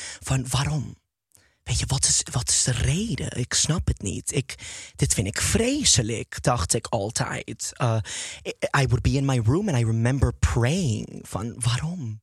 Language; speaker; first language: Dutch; non-native, fluent; English